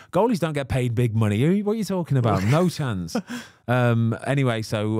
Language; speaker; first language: English; native; English